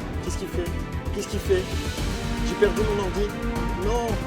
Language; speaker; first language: French; native; French